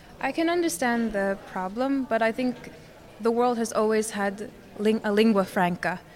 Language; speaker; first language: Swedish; non-native, learner; English